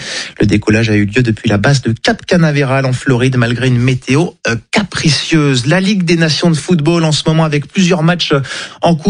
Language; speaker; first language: French; native; French